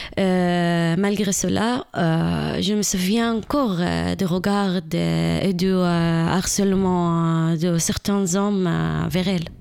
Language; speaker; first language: French; non-native, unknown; Arabic